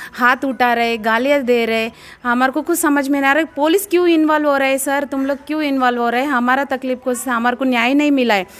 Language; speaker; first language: Hindi; non-native, local second language; Telugu